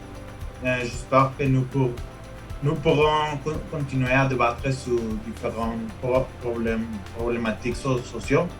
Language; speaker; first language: French; non-native, fluent; Spanish